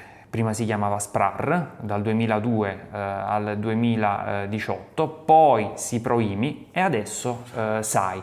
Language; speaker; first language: Italian; native; Italian